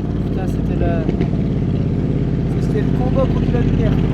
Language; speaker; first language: French; native; French